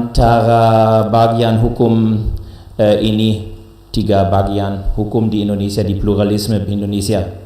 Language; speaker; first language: Indonesian; non-native, learner; German